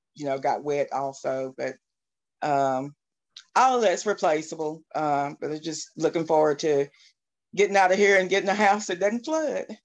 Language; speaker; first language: English; native; English